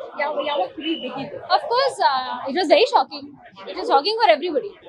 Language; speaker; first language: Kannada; non-native, learner; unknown